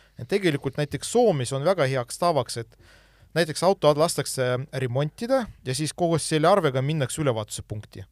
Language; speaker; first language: Estonian; non-native, local second language; Russian